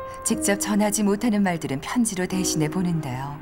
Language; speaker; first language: Korean; native; Korean